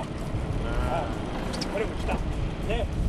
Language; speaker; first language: Japanese; native; Japanese